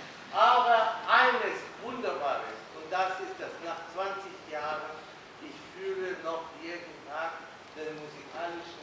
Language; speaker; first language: German; non-native, fluent; Spanish